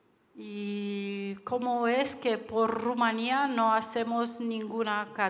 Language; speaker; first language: Spanish; non-native, learner; Romanian